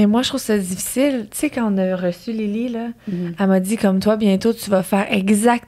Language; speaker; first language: French; native; French